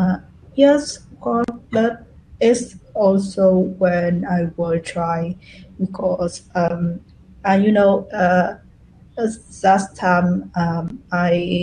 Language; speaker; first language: English; non-native, learner; Vietnamese